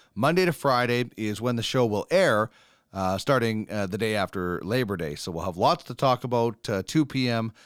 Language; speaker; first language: English; native; English